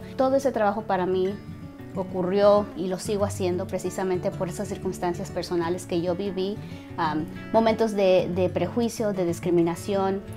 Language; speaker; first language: Spanish; early bilingual, heritage; Spanish